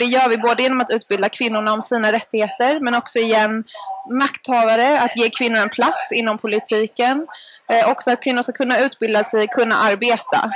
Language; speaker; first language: Swedish; native; Swedish